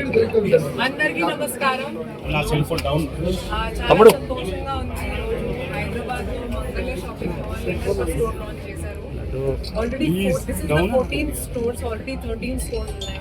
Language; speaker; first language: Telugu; non-native, fluent; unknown